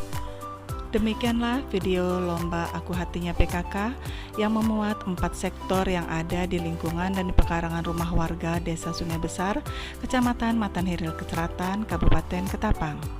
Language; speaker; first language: Indonesian; native; Indonesian